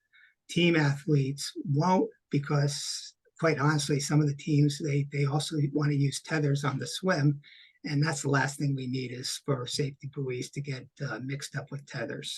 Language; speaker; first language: English; native; English